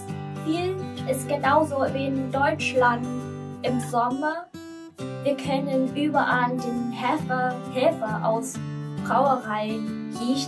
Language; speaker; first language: German; non-native, learner; Vietnamese